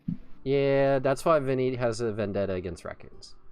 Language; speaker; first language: English; native; English